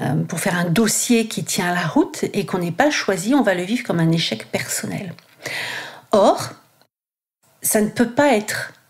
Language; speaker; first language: French; native; French